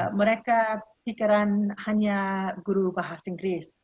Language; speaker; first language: Indonesian; non-native, learner; English